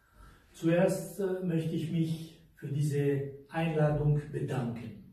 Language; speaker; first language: German; non-native, fluent; French